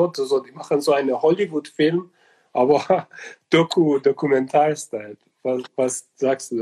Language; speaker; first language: German; non-native, learner; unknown